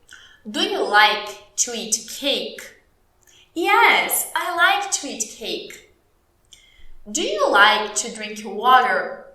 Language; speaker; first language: English; non-native, fluent; Portuguese